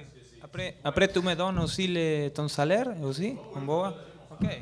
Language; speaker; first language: French; non-native, learner; Spanish